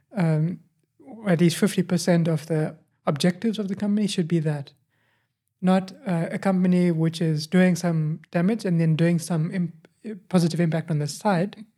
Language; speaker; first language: English; native; English